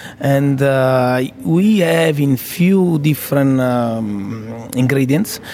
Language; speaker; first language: English; non-native, fluent; Italian